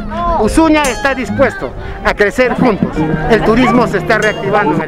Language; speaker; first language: Spanish; native; Spanish